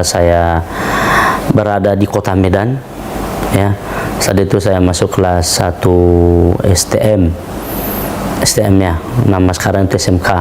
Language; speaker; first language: Indonesian; non-native, local second language; Nias